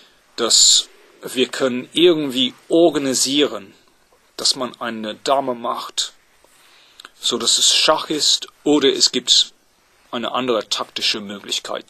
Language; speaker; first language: German; non-native, fluent; English